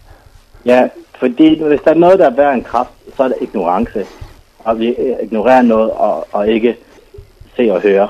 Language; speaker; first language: Danish; non-native, fluent; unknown